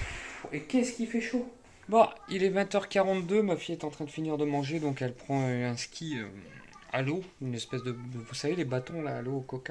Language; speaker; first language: French; native; French